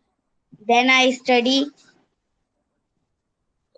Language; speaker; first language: English; non-native, learner; Hindi